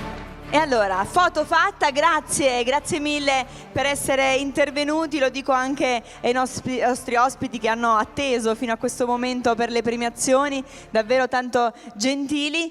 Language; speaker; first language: Italian; native; Italian